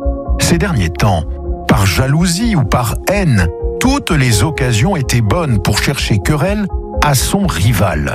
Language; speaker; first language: French; native; French